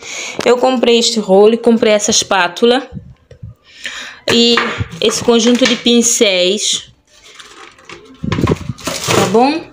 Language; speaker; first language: Portuguese; non-native, local second language; Kabuverdianu